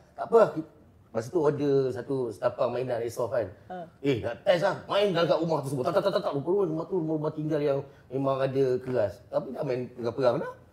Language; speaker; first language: Malay; native; Malay